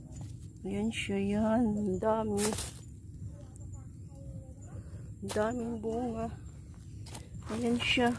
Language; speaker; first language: Filipino; non-native, local second language; Aklanon